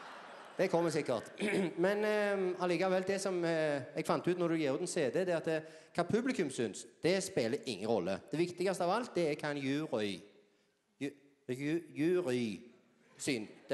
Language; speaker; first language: Norwegian; native; Norwegian